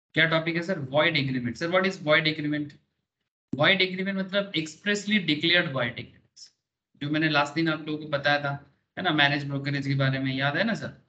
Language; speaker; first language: Hindi; non-native, local second language; Bangla